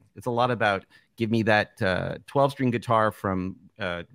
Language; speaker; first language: English; native; English